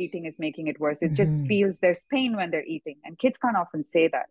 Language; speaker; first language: English; non-native, local second language; Tamil